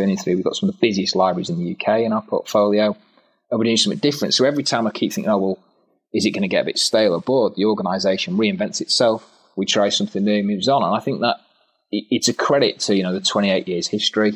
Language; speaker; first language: English; native; English